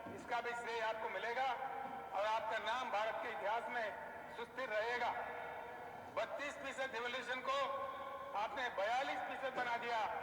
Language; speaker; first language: Hindi; non-native, local second language; Telugu